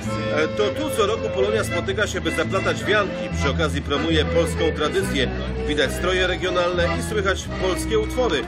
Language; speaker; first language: Polish; native; Polish